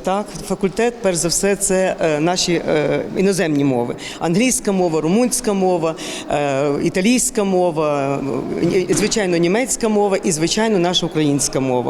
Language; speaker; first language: Ukrainian; native; Ukrainian